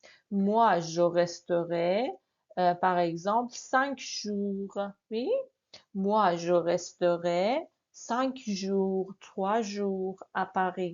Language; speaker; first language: French; non-native, fluent; Persian